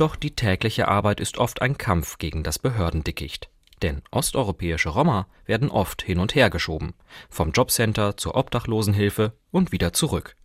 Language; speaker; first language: German; native; German